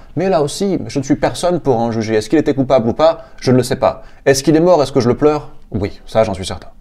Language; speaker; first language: French; native; French